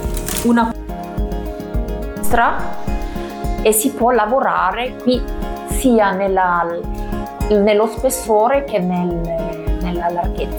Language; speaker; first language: Italian; non-native, fluent; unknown